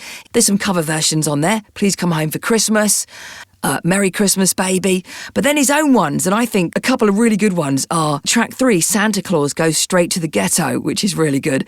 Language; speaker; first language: English; native; English